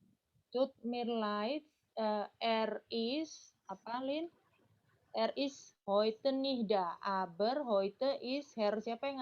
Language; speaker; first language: German; non-native, learner; Indonesian